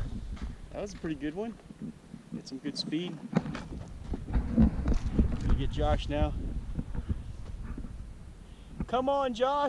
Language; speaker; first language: English; native; English